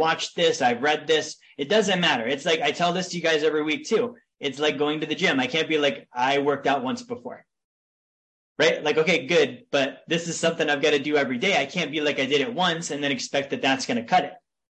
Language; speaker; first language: English; native; English